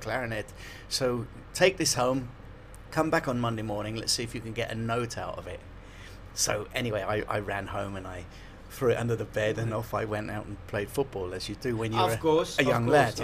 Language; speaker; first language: English; native; English